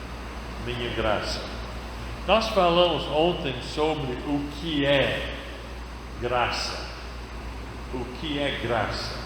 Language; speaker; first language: Portuguese; non-native, fluent; English